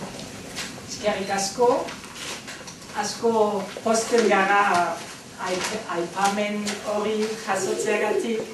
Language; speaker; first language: Basque; non-native, fluent; German